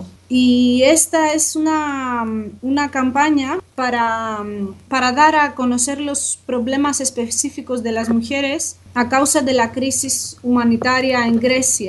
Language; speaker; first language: Spanish; non-native, fluent; Greek